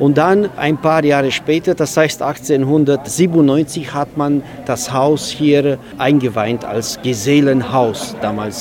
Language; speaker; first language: German; non-native, fluent; Romanian